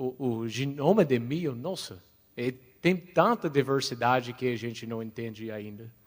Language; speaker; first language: Portuguese; non-native, fluent; English